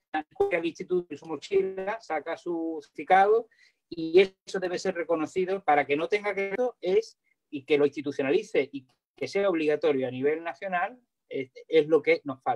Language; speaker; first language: Spanish; native; Spanish